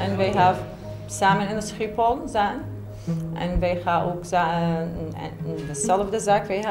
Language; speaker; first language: Dutch; non-native, learner; Arabic